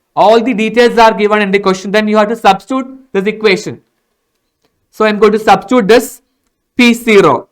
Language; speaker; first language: English; non-native, local second language; Malayalam